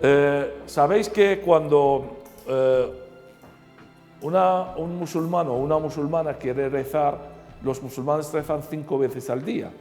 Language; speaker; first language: Spanish; non-native, fluent; Arabic